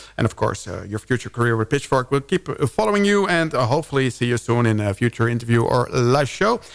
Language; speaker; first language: English; non-native, fluent; Dutch